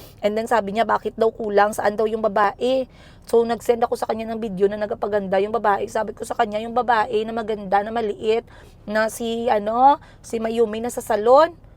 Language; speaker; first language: Filipino; non-native, local second language; Cebuano